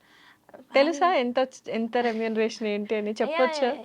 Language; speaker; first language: Telugu; native; Telugu